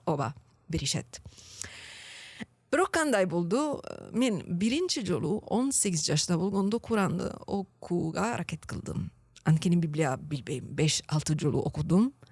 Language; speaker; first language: Kyrgyz; non-native, learner; Italian